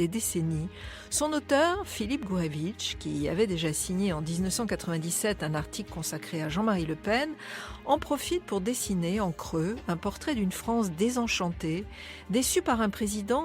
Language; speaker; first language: French; native; French